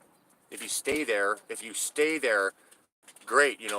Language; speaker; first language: English; native; English